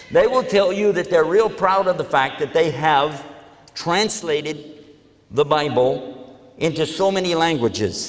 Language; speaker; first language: English; native; English